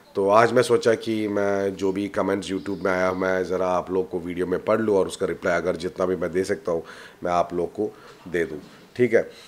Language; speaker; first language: Hindi; non-native, local second language; Malayalam